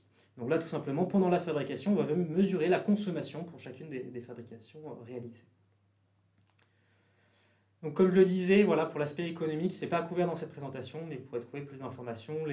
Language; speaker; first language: French; native; French